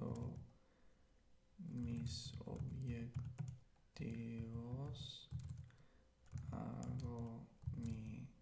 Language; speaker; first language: Spanish; non-native, learner; English